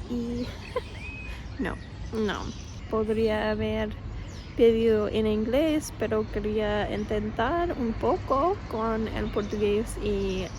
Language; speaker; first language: Spanish; non-native, fluent; English